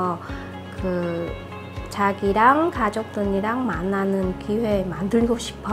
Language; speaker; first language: Korean; non-native, fluent; Vietnamese